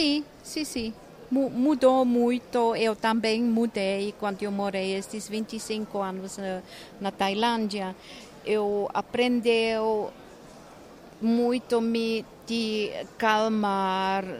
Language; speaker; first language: Portuguese; non-native, fluent; German